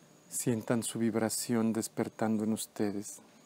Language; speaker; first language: Spanish; native; Spanish